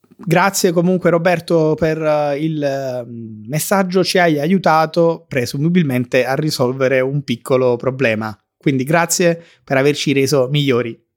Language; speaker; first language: Italian; native; Italian